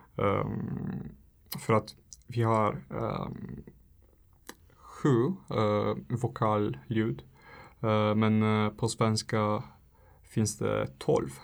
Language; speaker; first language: Swedish; non-native, learner; Italian